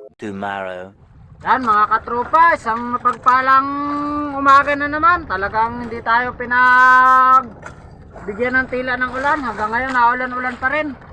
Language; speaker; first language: Filipino; native; Filipino